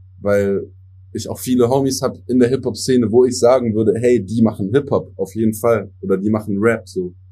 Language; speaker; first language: German; early bilingual, other home language; English